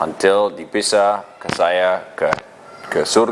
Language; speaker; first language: Indonesian; non-native, learner; English